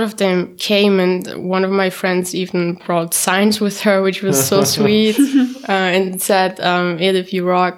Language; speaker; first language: English; non-native, fluent; German